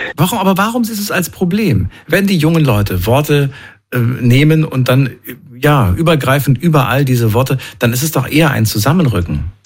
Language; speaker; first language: German; native; German